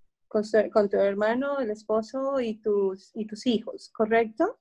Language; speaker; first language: Spanish; native; Spanish